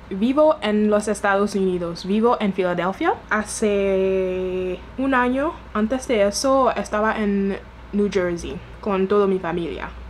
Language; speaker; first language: Spanish; non-native, learner; French